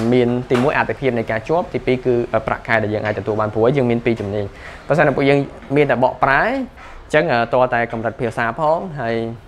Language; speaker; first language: Khmer; native; Khmer